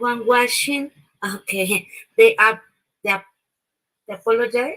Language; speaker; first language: English; non-native, learner; Spanish